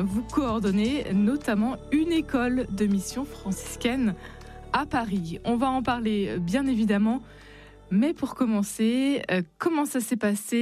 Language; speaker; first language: French; native; French